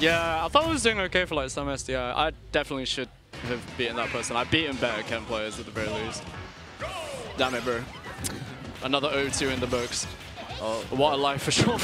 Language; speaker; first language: English; native; English